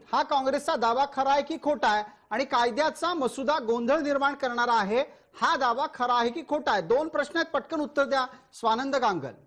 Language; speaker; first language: Marathi; native; Marathi